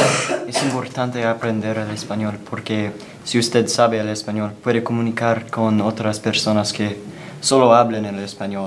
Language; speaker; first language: Spanish; non-native, learner; English